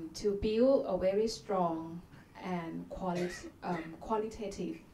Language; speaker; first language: English; non-native, fluent; Thai